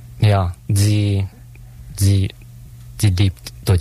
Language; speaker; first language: German; non-native, learner; Japanese